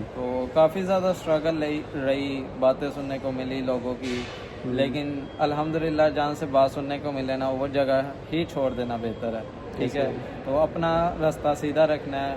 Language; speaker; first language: Urdu; non-native, local second language; Punjabi